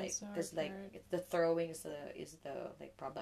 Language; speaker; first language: English; non-native, local second language; Cebuano